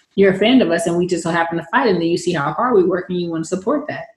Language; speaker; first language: English; native; English